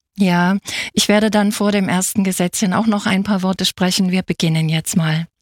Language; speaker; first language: German; native; German